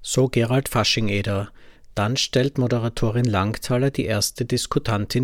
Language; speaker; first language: German; native; German